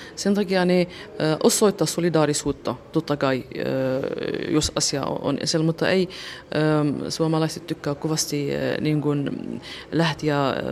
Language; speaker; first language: Finnish; non-native, fluent; Arabic